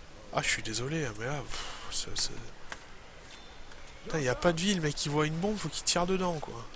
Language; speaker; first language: French; native; French